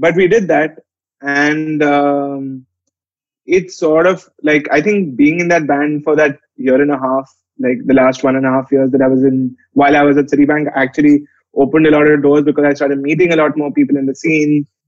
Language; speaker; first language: English; non-native, local second language; Hindi